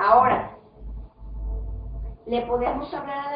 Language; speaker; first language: Spanish; native; Spanish